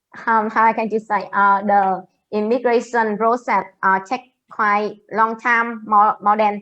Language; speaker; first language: English; non-native, learner; Vietnamese